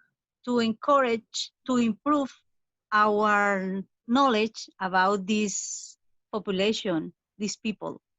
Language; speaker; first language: English; non-native, fluent; Spanish